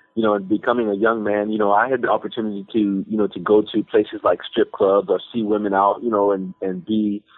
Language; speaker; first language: English; native; English